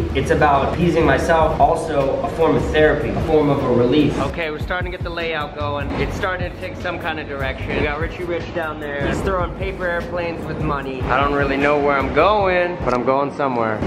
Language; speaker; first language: English; native; English